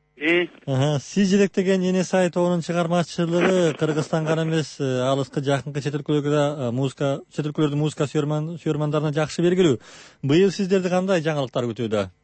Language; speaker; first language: Kyrgyz; native; Kyrgyz